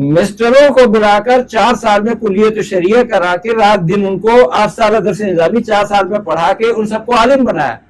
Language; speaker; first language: Urdu; non-native, local second language; Pashto